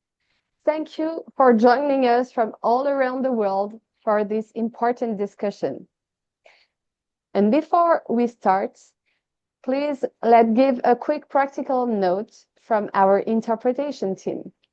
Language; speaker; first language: English; non-native, fluent; French